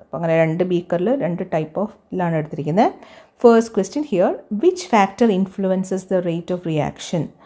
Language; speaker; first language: English; non-native, local second language; Malayalam